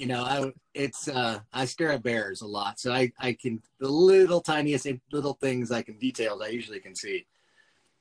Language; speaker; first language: English; native; English